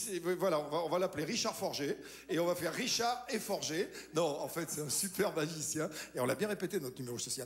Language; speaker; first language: French; native; French